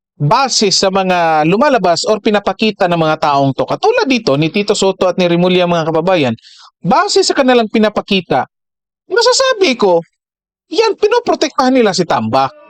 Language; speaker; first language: Filipino; native; Filipino